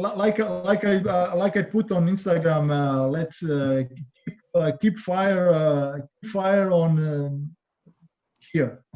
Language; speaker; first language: English; non-native, learner; Croatian